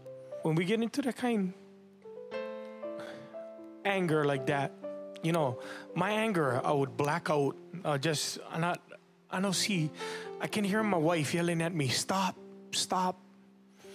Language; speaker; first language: English; native; English